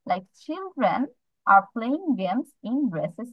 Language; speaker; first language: English; non-native, fluent; Bangla